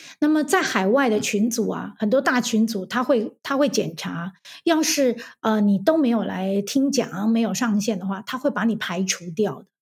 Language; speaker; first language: Chinese; native; Chinese